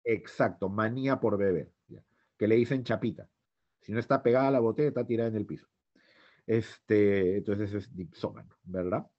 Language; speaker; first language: Spanish; native; Spanish